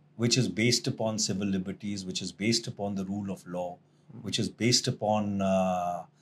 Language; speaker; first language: English; non-native, local second language; Punjabi